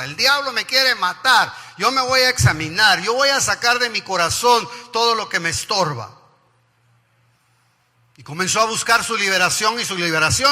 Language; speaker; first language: Spanish; native; Spanish